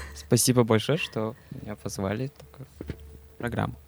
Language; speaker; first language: Russian; non-native, fluent; Mongolian